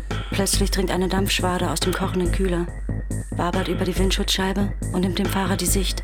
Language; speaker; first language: German; native; German